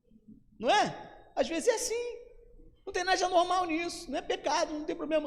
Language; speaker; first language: Portuguese; native; Portuguese